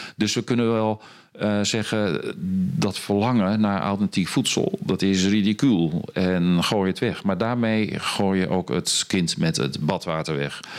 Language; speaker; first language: Dutch; native; Dutch